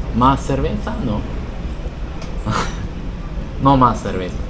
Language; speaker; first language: Spanish; non-native, learner; English